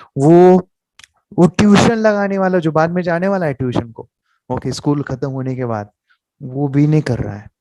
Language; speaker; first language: Hindi; native; Hindi